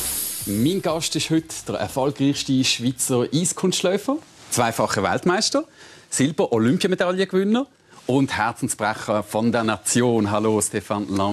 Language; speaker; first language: German; native; German